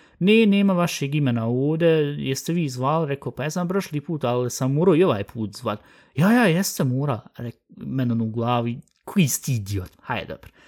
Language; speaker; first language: Bosnian; early bilingual, heritage; Bosnian